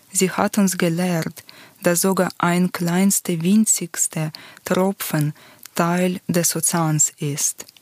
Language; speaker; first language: German; non-native, fluent; Ukrainian